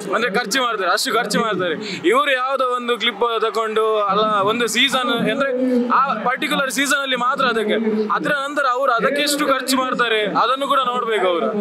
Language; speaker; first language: Kannada; non-native, local second language; Tulu